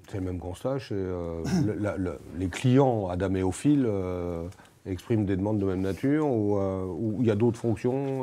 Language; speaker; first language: French; native; French